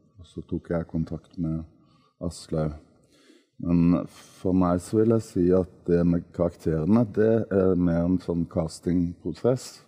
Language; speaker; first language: Norwegian; native; Norwegian